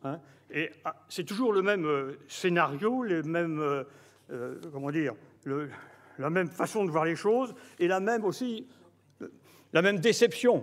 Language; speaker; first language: French; native; French